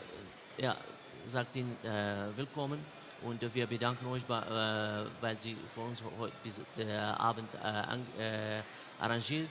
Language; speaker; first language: German; non-native, learner; Central Kurdish